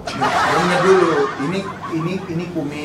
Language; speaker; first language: Indonesian; native; Indonesian